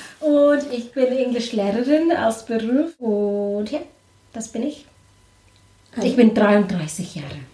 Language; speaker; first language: German; non-native, learner; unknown